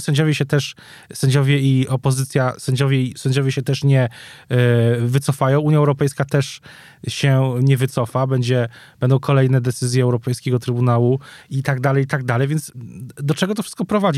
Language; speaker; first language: Polish; native; Polish